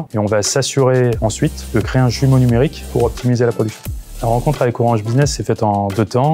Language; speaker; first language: French; native; French